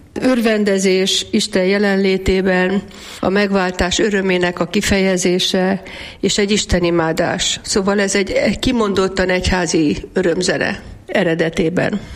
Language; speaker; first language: Hungarian; native; Hungarian